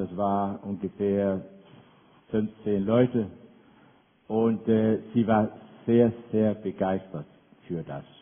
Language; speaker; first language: German; non-native, fluent; Danish